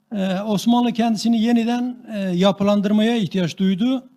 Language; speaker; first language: Turkish; non-native, local second language; Kurdish